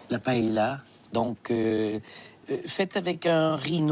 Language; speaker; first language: French; native; French